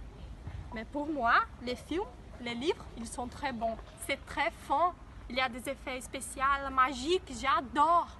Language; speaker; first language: French; non-native, learner; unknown